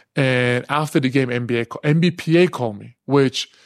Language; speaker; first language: English; non-native, fluent; Turkish